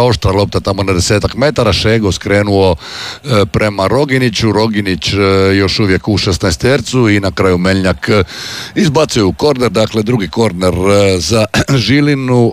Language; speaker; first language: Serbian; native; Serbian